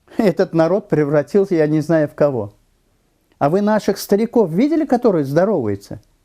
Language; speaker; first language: Russian; non-native, local second language; Turkmen